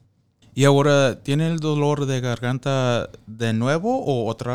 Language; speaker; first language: Spanish; non-native, fluent; English